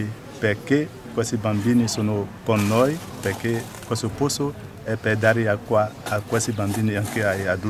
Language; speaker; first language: Italian; non-native, fluent; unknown